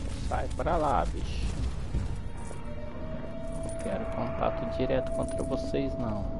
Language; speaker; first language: Portuguese; native; Portuguese